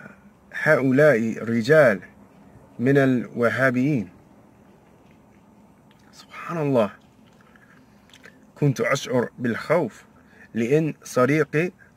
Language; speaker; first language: Arabic; non-native, learner; English